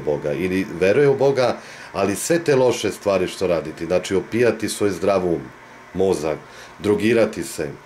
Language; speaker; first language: Bosnian; native; Bosnian